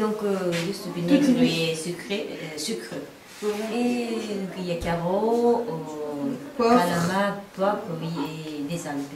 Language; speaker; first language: French; non-native, fluent; Japanese